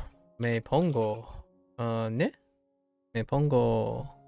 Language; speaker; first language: Spanish; non-native, learner; English